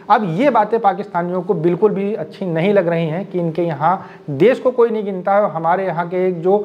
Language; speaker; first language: Hindi; native; Hindi